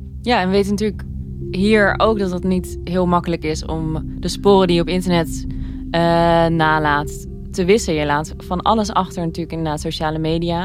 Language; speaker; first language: Dutch; native; Dutch